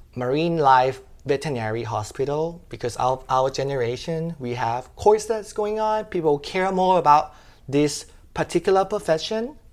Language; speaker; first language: English; non-native, fluent; Thai